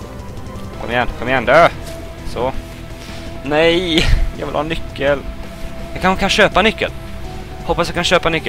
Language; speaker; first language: Swedish; native; Swedish